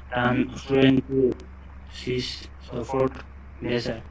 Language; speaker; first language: German; non-native, learner; Bangla